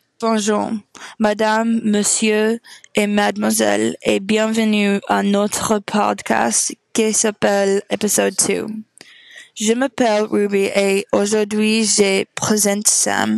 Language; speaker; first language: French; non-native, learner; English